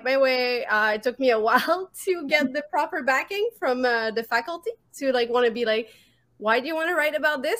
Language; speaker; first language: English; non-native, fluent; French